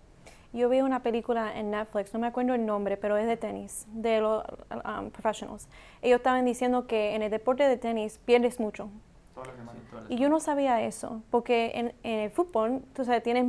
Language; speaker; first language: Spanish; non-native, learner; English